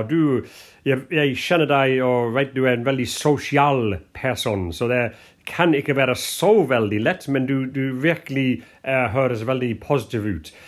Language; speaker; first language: Norwegian; non-native, fluent; English